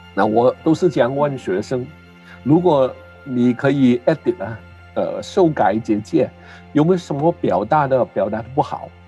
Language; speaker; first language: Chinese; non-native, local second language; Cantonese